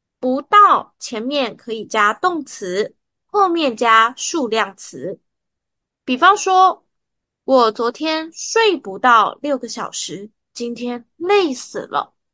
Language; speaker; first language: Chinese; native; Chinese